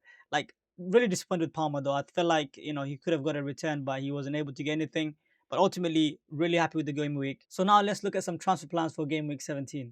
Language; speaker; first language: English; native; English